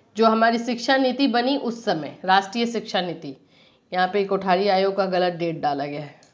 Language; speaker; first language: Hindi; native; Hindi